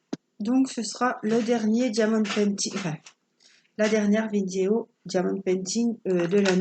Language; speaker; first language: French; native; French